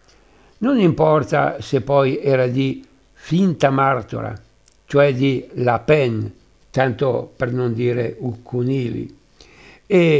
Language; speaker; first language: Italian; native; Italian